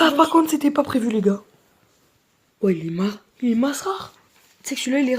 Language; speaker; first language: French; native; French